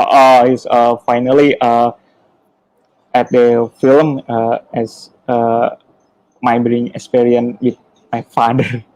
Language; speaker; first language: English; non-native, learner; Indonesian